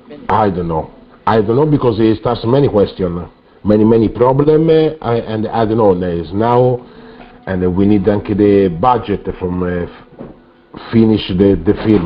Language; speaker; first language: English; non-native, learner; Italian